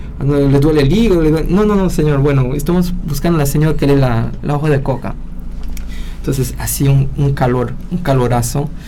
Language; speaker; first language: Spanish; native; Spanish